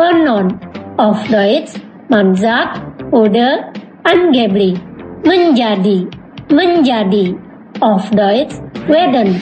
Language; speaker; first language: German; non-native, fluent; Indonesian